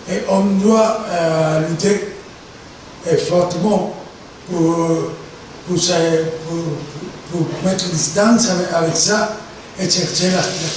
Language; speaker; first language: French; non-native, fluent; Spanish